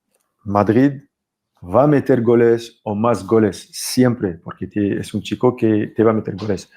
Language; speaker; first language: Spanish; non-native, fluent; French